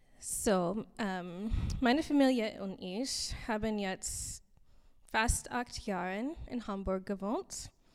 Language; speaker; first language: German; non-native, learner; English